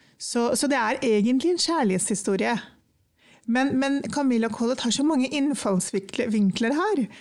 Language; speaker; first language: Norwegian; early bilingual, other home language; Urdu